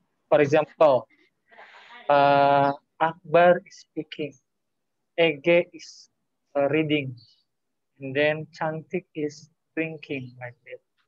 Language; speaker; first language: English; non-native, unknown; Indonesian